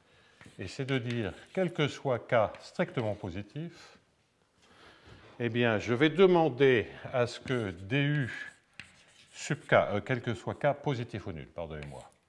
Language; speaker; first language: French; native; French